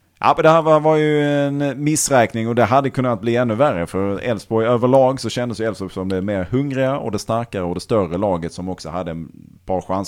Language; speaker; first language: Swedish; native; Swedish